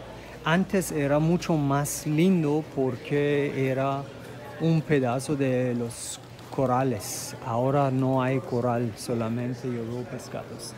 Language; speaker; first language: Spanish; non-native, fluent; German